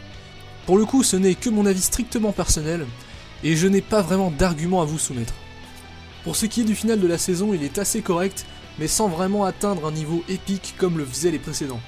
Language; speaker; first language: French; native; French